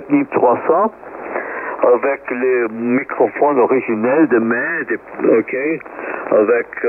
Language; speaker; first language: French; non-native, learner; Portuguese